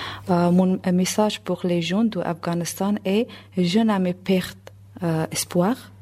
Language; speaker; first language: French; non-native, learner; Persian